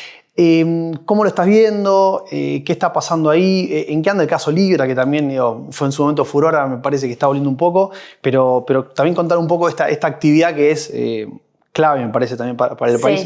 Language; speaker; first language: Spanish; native; Spanish